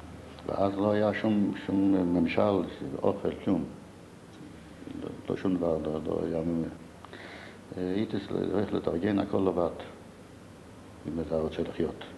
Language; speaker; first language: Hebrew; non-native, fluent; Yiddish